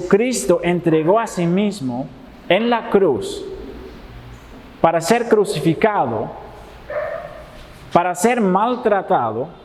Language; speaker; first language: Spanish; non-native, fluent; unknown